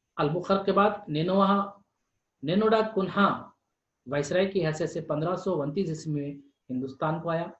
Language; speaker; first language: Urdu; native; Urdu